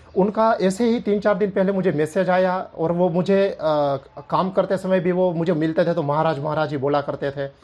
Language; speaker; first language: Hindi; non-native, local second language; Gujarati